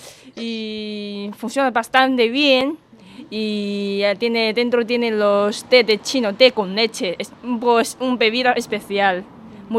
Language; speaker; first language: Spanish; non-native, learner; Chinese